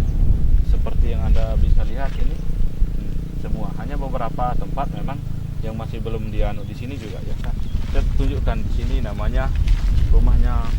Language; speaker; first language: Indonesian; non-native, local second language; Sasak